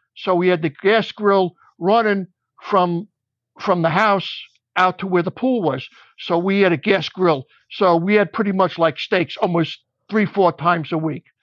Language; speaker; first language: English; native; English